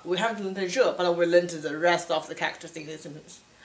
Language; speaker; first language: English; non-native, fluent; Chinese